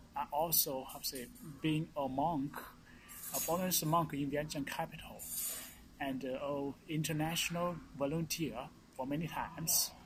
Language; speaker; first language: English; non-native, fluent; Chinese